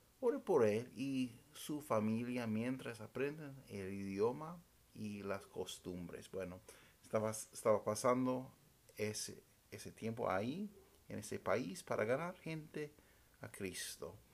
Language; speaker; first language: Spanish; non-native, fluent; English